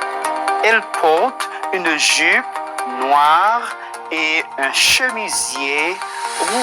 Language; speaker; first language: French; non-native, fluent; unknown